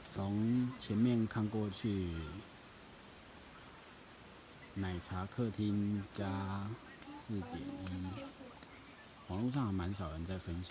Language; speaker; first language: Chinese; native; Chinese